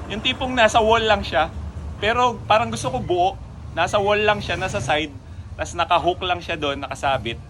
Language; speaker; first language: Filipino; native; Filipino